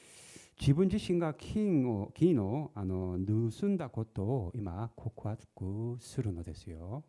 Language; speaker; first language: Japanese; non-native, fluent; Korean